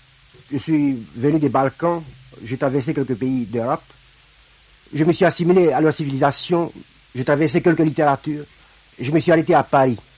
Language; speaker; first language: French; non-native, fluent; Romanian